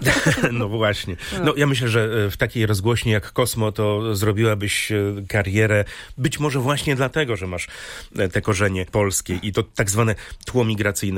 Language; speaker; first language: Polish; native; Polish